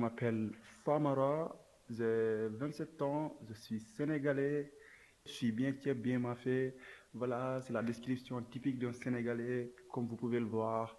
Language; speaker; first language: French; non-native, local second language; Wolof